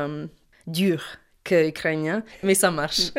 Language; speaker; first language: French; non-native, learner; Ukrainian